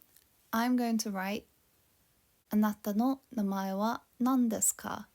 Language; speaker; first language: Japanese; non-native, fluent; English